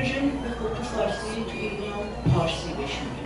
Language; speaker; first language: Persian; native; Persian